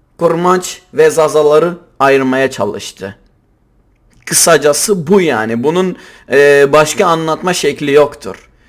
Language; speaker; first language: Turkish; non-native, local second language; Kurdish